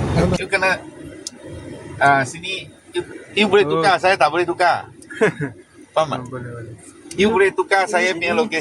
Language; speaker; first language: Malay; non-native, local second language; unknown